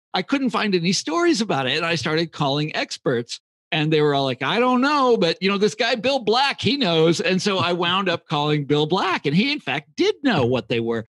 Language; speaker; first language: English; native; English